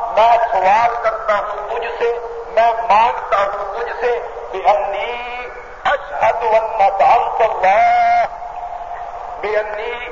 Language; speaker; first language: Urdu; non-native, local second language; Punjabi